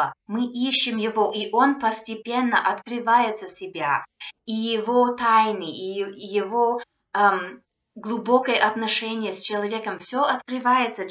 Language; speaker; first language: Russian; non-native, fluent; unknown